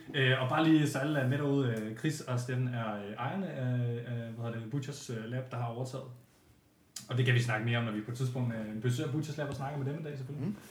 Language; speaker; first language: Danish; native; Danish